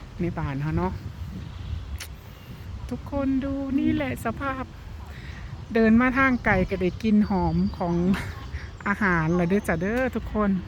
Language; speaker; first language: Thai; non-native, local second language; Northeastern Thai